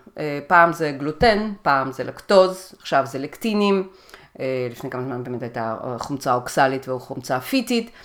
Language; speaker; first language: Hebrew; early bilingual, other home language; Russian